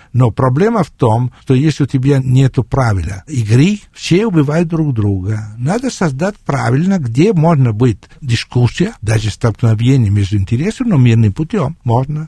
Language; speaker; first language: Russian; non-native, fluent; Italian